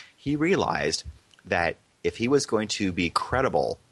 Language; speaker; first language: English; native; English